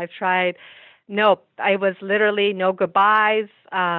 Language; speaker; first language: English; early bilingual, other home language; Persian